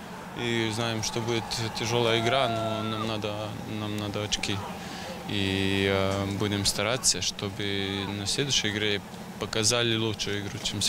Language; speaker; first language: Russian; non-native, fluent; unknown